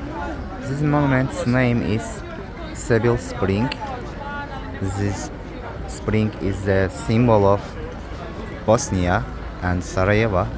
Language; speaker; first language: English; non-native, learner; Azerbaijani